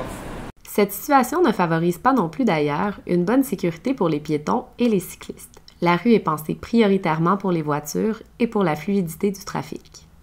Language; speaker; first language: French; native; French